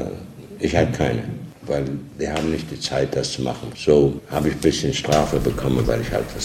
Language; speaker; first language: German; non-native, learner; Polish